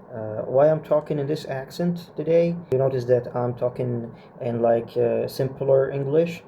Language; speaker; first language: English; non-native, fluent; Arabic